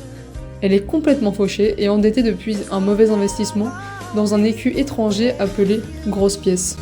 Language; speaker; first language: French; native; French